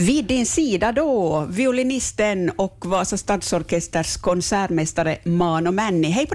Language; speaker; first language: Swedish; native; Swedish